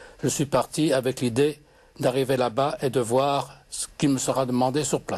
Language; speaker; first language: French; native; French